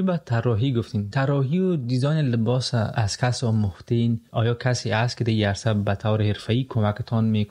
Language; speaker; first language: Persian; native; Persian